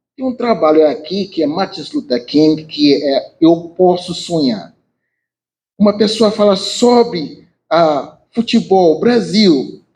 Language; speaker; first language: Portuguese; non-native, learner; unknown